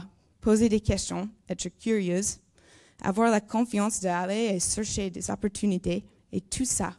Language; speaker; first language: French; non-native, learner; English